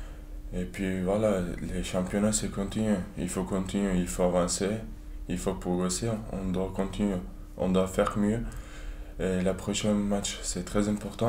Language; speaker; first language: French; non-native, learner; Turkish